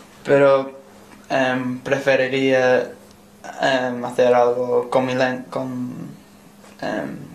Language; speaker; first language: Spanish; non-native, learner; English